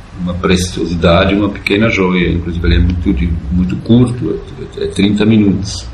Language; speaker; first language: Portuguese; non-native, fluent; German